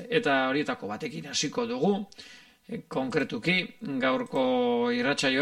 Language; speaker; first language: Basque; native; Basque